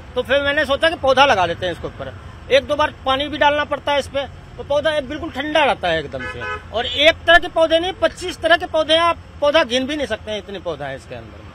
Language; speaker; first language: Hindi; native; Hindi